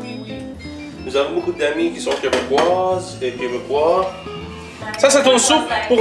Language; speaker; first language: French; non-native, learner; Persian